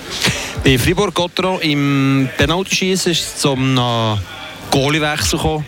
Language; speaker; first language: German; native; German